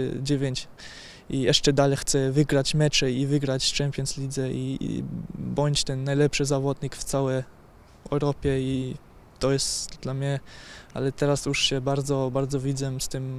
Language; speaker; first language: Polish; early bilingual, heritage; German